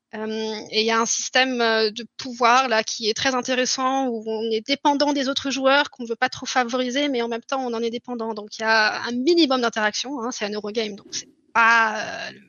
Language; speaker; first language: French; early bilingual, heritage; German